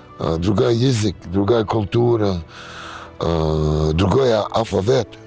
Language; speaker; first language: Russian; non-native, learner; English